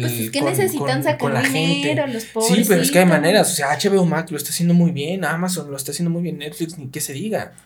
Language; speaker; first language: Spanish; native; Spanish